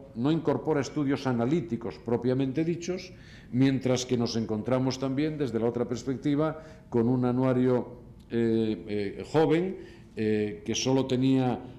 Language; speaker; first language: Spanish; native; Spanish